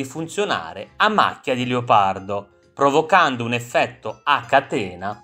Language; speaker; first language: Italian; native; Italian